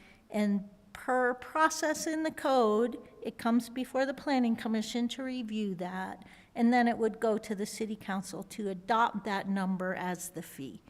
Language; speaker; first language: English; native; English